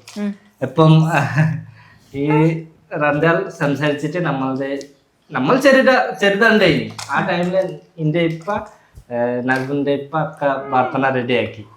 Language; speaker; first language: Malayalam; non-native, learner; Hindi